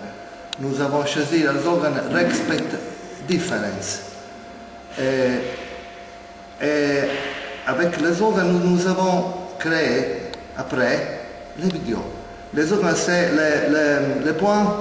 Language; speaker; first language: French; non-native, learner; Italian